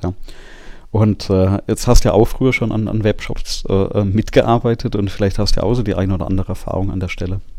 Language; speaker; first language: German; native; German